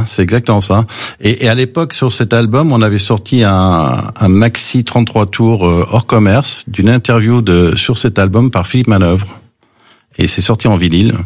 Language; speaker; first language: French; early bilingual, other home language; English